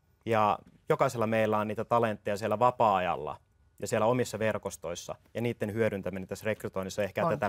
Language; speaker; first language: Finnish; native; Finnish